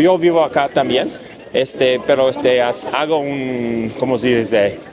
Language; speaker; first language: Spanish; non-native, learner; English